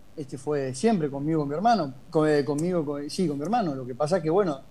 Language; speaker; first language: Spanish; native; Spanish